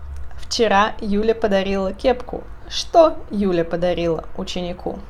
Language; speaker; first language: Russian; non-native, fluent; Portuguese